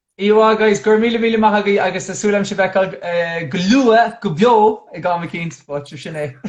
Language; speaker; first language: Irish; non-native, local second language; English